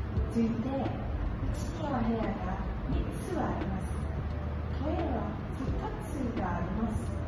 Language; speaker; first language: Japanese; non-native, learner; Malay